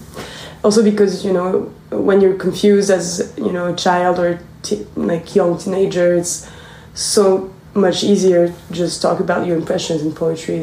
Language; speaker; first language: English; non-native, fluent; French